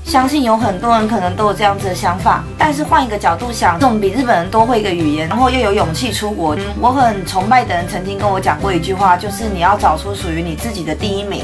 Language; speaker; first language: Chinese; native; Chinese